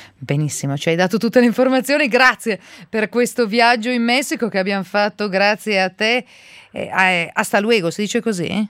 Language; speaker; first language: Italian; native; Italian